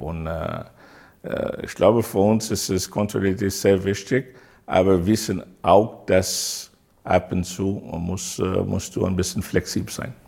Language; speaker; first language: German; non-native, learner; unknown